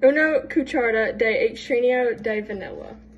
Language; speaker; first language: Spanish; non-native, learner; English